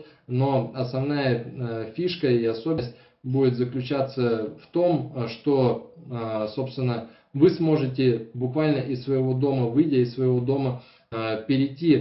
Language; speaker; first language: Russian; native; Russian